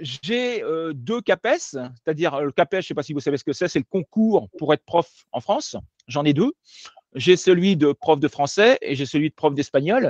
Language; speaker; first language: French; native; French